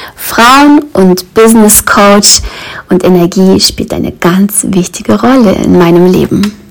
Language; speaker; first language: German; early bilingual, other home language; Russian